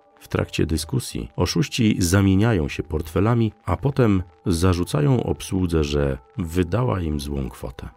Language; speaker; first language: Polish; native; Polish